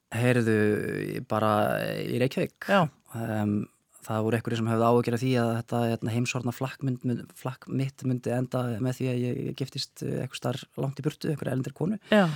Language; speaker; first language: Icelandic; native; Icelandic